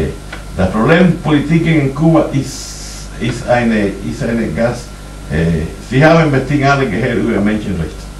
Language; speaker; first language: German; non-native, fluent; Spanish